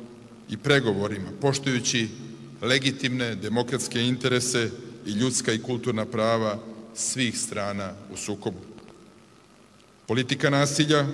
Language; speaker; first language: Serbian; native; Serbian